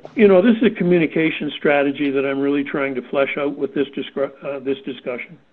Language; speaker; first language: English; native; English